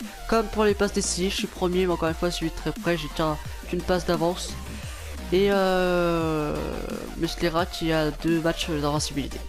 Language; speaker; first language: French; native; French